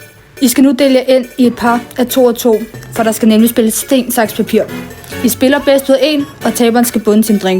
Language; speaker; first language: Danish; native; Danish